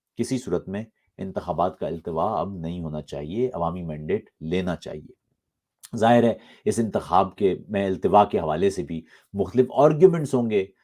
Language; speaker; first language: Urdu; native; Urdu